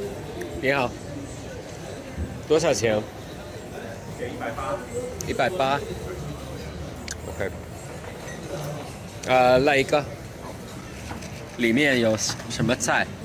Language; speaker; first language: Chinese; non-native, learner; English